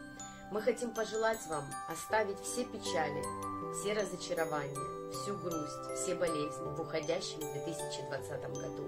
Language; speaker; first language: Russian; native; Russian